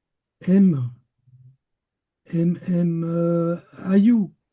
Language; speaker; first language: Hebrew; non-native, learner; French